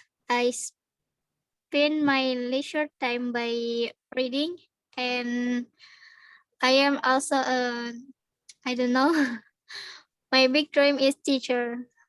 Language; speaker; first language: English; non-native, learner; Indonesian